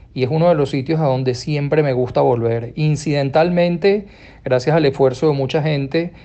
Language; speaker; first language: Spanish; native; Spanish